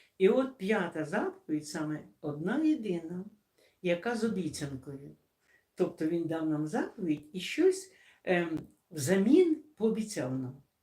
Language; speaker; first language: Ukrainian; non-native, local second language; Russian